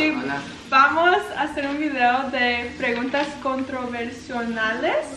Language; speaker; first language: Spanish; early bilingual, heritage; Spanish